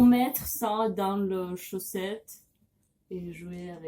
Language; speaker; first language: French; non-native, learner; Russian